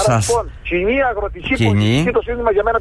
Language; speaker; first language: Greek; native; Greek